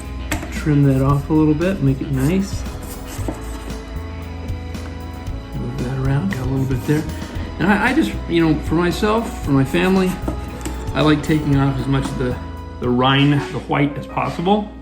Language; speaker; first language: English; native; English